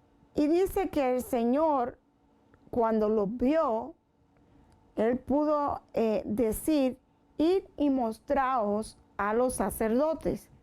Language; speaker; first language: Spanish; native; Spanish